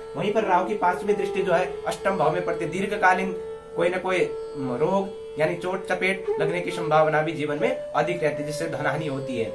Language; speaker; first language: Hindi; native; Hindi